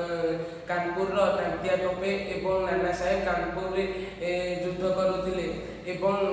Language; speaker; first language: Hindi; non-native, local second language; Odia